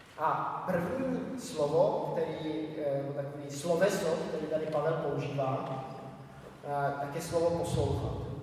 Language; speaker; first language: Czech; native; Czech